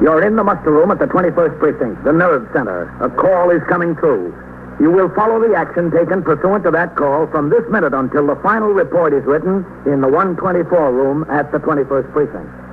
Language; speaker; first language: English; native; English